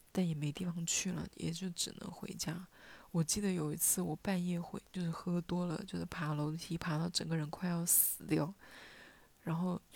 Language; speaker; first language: Chinese; non-native, local second language; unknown